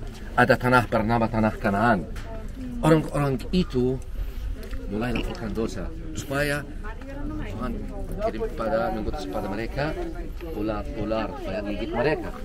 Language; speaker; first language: Indonesian; non-native, learner; Arabic